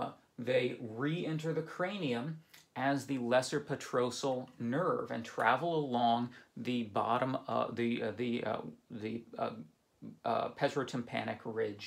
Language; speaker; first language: English; native; English